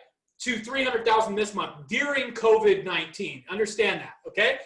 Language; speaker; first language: English; native; English